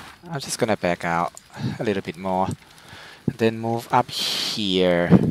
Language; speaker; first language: English; non-native, fluent; Thai